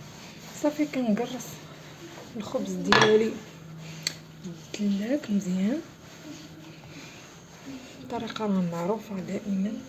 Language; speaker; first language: Arabic; native; Arabic